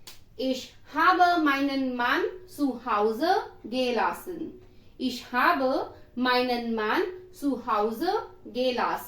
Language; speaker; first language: German; non-native, fluent; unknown